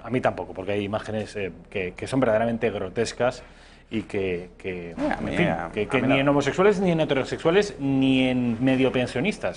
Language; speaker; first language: Spanish; native; Spanish